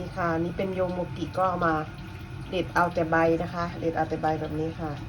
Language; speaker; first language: Thai; native; Thai